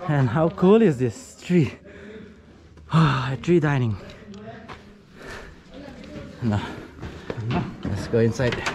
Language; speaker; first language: English; non-native, fluent; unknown